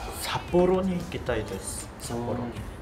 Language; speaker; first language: Japanese; non-native, fluent; Korean